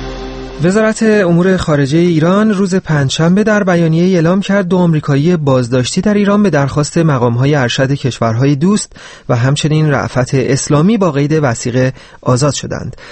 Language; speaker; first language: Persian; native; Persian